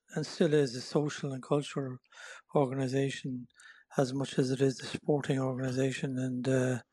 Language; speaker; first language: English; native; English